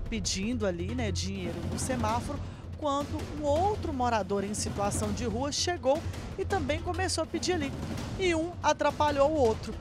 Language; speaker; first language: Portuguese; native; Portuguese